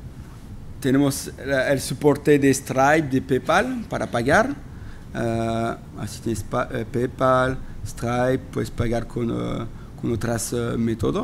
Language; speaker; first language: Spanish; non-native, fluent; French